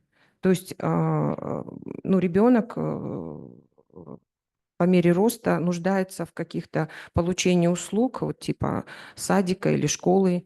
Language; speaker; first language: Russian; native; Russian